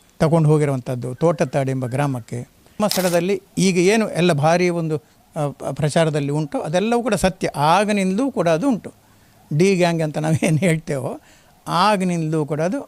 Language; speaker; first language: Kannada; native; Kannada